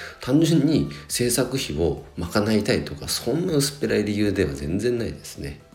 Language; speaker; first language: Japanese; native; Japanese